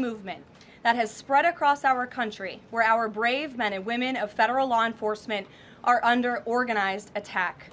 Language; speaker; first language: English; native; English